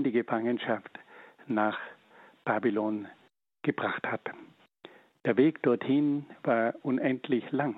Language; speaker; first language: German; native; German